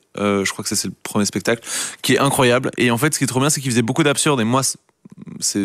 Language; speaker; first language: French; native; French